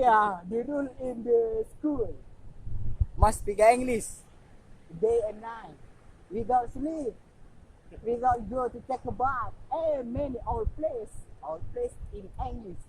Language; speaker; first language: English; non-native, learner; Achinese